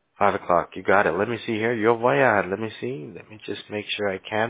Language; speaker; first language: English; early bilingual, other home language; Spanish